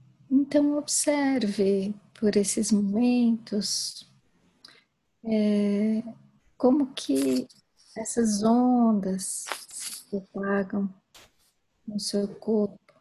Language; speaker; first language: Portuguese; native; Portuguese